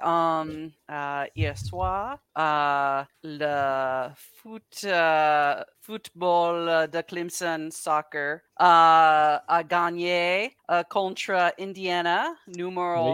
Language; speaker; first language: French; non-native, learner; English